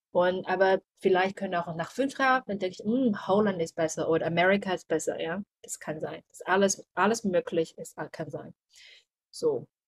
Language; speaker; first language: German; non-native, learner; Chinese